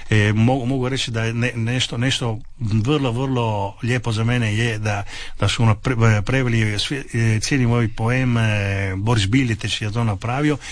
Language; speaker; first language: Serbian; non-native, fluent; Italian